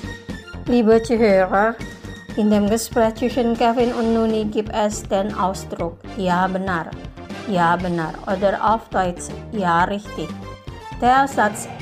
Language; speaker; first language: German; non-native, fluent; Indonesian